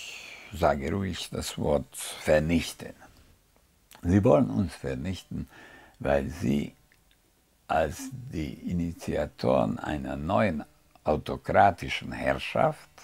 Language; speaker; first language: German; non-native, fluent; Hungarian